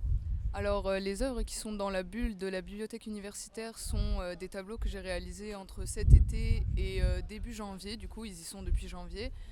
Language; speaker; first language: French; native; French